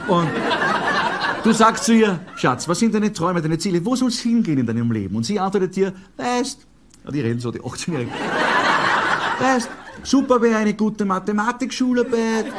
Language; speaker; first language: German; native; German